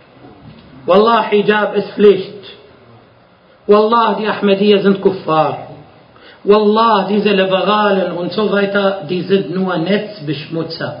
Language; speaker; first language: German; non-native, fluent; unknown